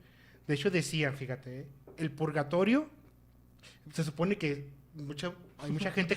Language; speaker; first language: Spanish; native; Spanish